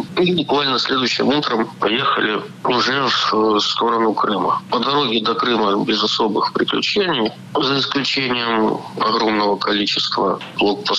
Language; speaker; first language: Russian; native; Russian